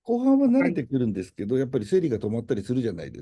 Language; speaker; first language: Japanese; native; Japanese